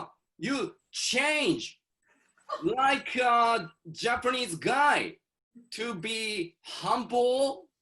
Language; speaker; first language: English; non-native, learner; Japanese